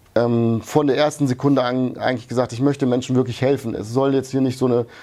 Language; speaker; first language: German; early bilingual, other home language; Hungarian